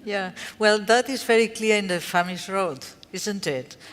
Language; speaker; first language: English; non-native, fluent; Catalan